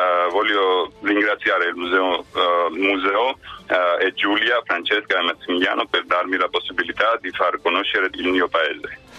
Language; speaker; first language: Italian; non-native, fluent; Georgian